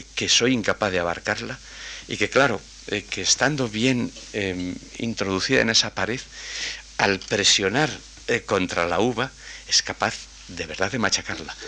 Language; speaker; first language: Spanish; native; Spanish